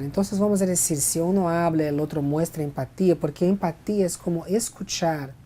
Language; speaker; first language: Spanish; non-native, fluent; Portuguese